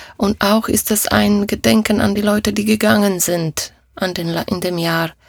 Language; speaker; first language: German; non-native, fluent; Polish